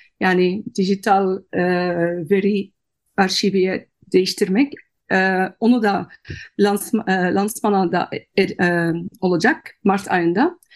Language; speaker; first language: Turkish; non-native, fluent; Dutch